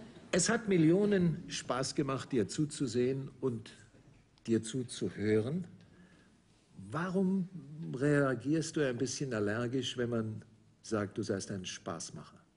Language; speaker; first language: German; native; German